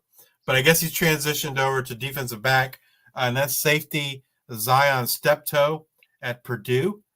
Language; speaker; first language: English; native; English